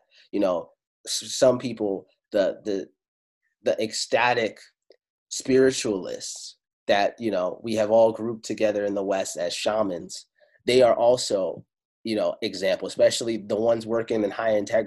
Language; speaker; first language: English; non-native, fluent; Italian